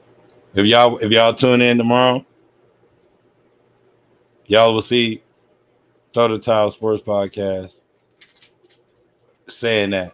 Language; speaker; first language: English; native; English